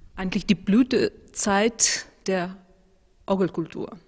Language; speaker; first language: German; non-native, fluent; Russian